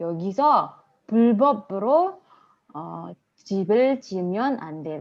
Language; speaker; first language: Korean; non-native, fluent; Indonesian